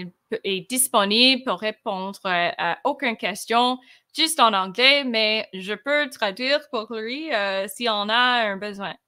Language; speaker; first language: French; non-native, fluent; English